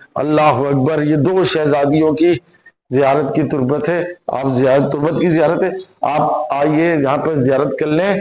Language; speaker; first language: Urdu; native; Urdu